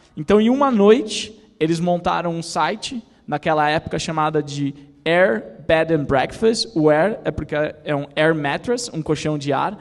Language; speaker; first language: Portuguese; native; Portuguese